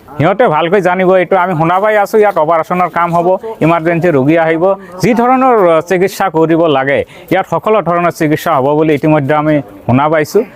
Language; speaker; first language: Assamese; non-native, local second language; Bangla